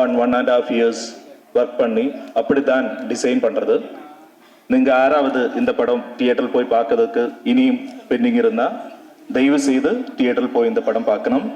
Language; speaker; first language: Tamil; non-native, learner; Malayalam